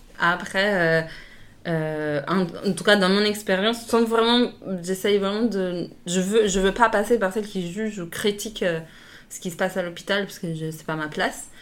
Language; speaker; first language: French; non-native, fluent; Italian